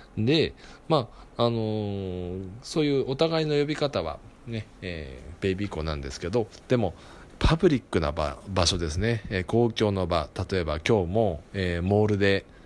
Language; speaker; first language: Japanese; native; Japanese